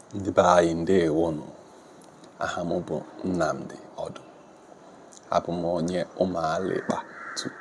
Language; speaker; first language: Igbo; native; Igbo